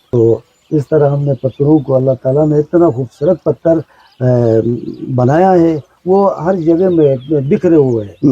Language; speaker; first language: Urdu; non-native, local second language; Shina